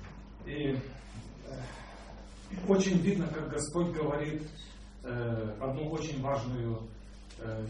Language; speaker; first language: Russian; non-native, local second language; Ukrainian